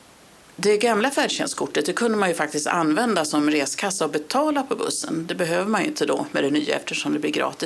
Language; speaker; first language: Swedish; native; Swedish